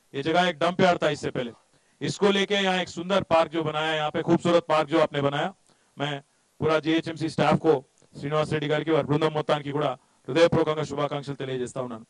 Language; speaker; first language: Hindi; non-native, local second language; Telugu